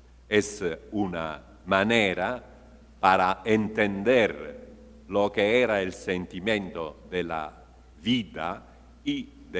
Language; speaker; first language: Spanish; non-native, fluent; Italian